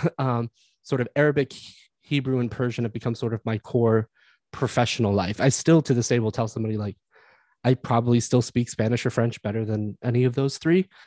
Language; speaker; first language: English; native; English